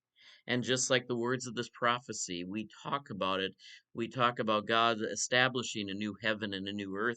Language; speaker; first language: English; native; English